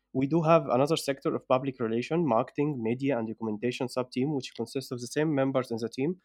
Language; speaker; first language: English; non-native, fluent; Arabic